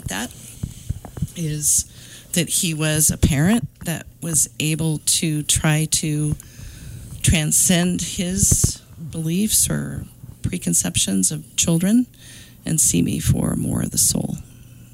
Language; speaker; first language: English; native; English